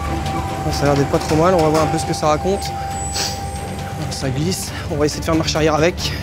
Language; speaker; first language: French; native; French